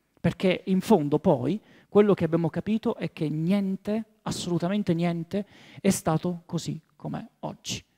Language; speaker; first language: Italian; native; Italian